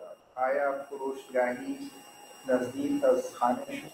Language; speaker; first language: Persian; non-native, learner; Urdu